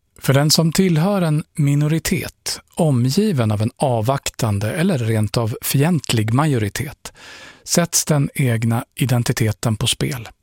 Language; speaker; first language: Swedish; native; Swedish